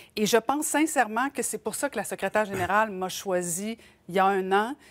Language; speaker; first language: French; native; French